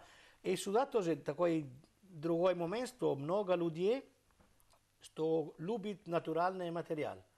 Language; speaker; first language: Russian; non-native, learner; Italian